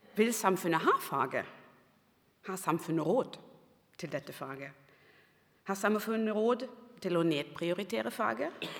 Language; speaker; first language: Norwegian; non-native, fluent; German